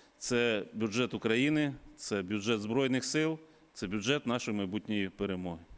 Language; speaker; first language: Ukrainian; native; Ukrainian